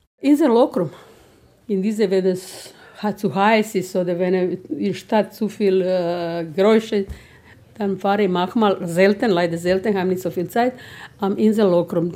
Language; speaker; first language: German; non-native, fluent; Croatian